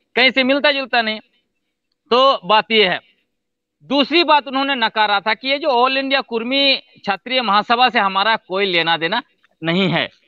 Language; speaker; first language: Hindi; non-native, local second language; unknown